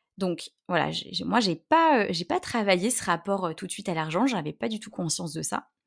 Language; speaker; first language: French; native; French